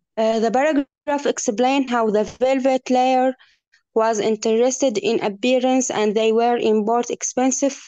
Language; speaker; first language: English; non-native, learner; Arabic